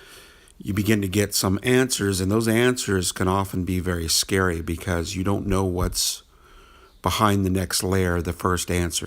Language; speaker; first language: English; native; English